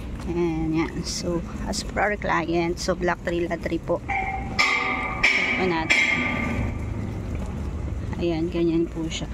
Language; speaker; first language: Filipino; native; Filipino